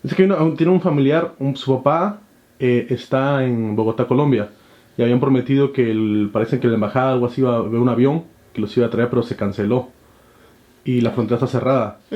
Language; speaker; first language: Spanish; native; Spanish